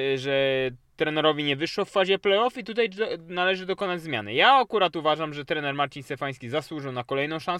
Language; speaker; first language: Polish; native; Polish